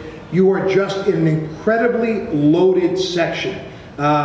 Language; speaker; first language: English; native; English